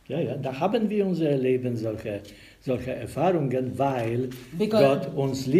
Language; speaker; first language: German; non-native, learner; Polish